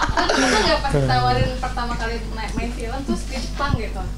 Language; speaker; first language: Indonesian; native; Indonesian